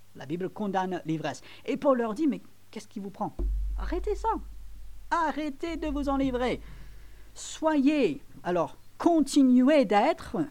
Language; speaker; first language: French; non-native, fluent; English